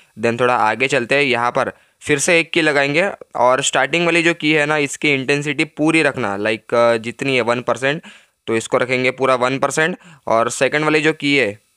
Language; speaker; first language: Hindi; native; Hindi